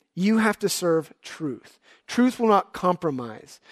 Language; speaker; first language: English; native; English